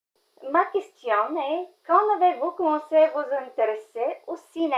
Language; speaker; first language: French; non-native, learner; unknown